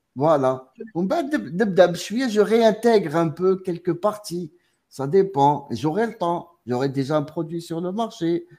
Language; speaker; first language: French; non-native, local second language; Arabic